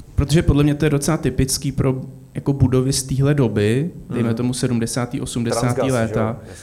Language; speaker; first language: Czech; native; Czech